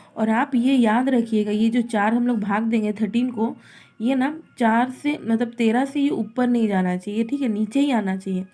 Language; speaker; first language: Hindi; native; Hindi